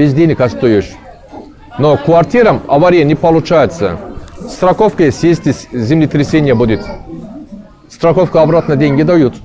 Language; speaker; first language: Russian; non-native, learner; Turkish